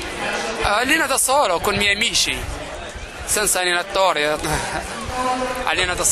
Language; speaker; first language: Italian; non-native, learner; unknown